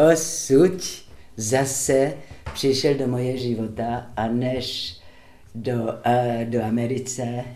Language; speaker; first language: Czech; non-native, fluent; French